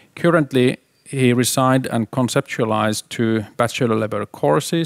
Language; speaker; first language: English; non-native, fluent; Finnish